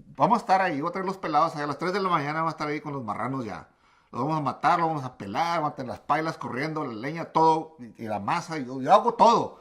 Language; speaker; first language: Spanish; early bilingual, heritage; Spanish